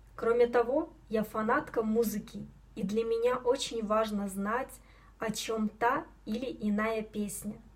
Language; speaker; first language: Russian; non-native, local second language; Belarusian